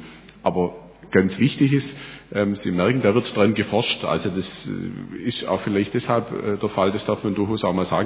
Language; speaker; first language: German; native; German